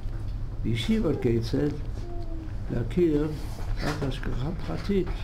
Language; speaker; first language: Hebrew; non-native, fluent; English